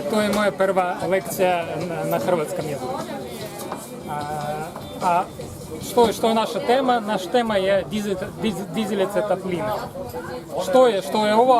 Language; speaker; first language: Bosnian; non-native, learner; Ukrainian